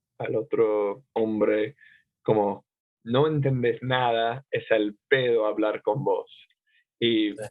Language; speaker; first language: Spanish; non-native, fluent; English